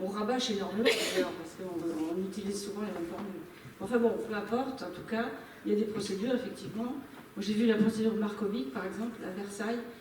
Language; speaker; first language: French; native; French